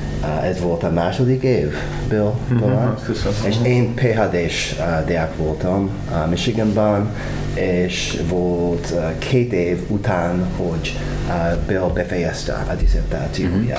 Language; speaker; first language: Hungarian; non-native, learner; English